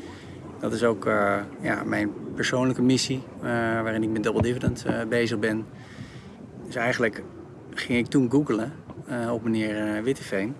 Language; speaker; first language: Dutch; native; Dutch